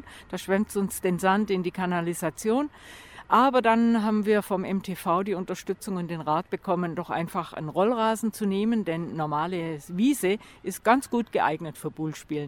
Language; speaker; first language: German; native; German